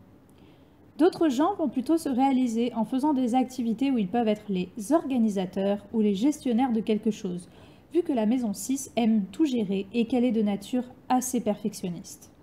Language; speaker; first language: French; native; French